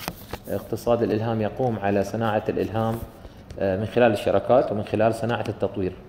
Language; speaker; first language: Arabic; native; Arabic